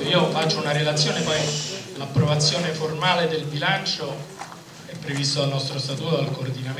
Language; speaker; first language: Italian; native; Italian